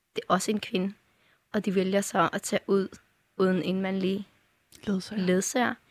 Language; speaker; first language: Danish; early bilingual, other home language; Persian